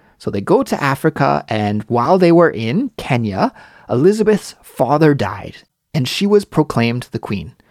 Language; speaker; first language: English; native; English